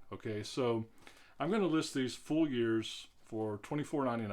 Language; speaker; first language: English; native; English